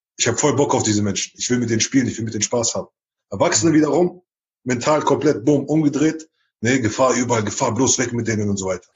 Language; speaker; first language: German; early bilingual, other home language; Chechen